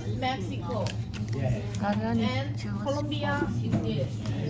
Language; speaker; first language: English; non-native, learner; Korean